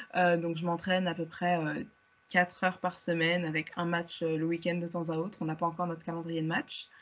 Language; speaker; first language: French; native; French